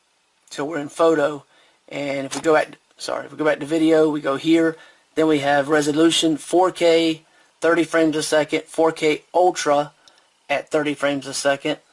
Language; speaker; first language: English; native; English